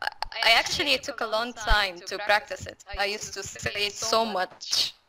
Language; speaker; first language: English; non-native, fluent; Arabic